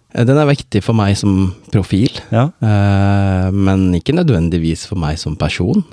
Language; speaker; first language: Norwegian; early bilingual, other home language; Tamil